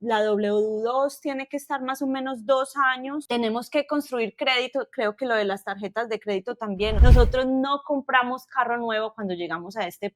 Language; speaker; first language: Spanish; native; Spanish